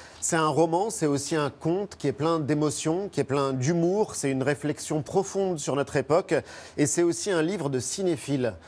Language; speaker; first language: French; native; French